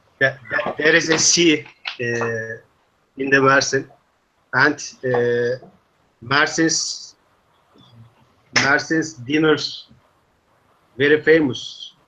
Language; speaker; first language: English; non-native, learner; Turkish